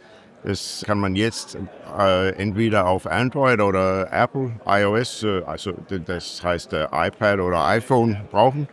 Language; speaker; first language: German; non-native, learner; English